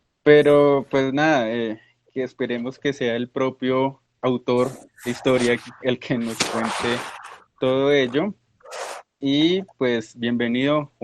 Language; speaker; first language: Spanish; native; Spanish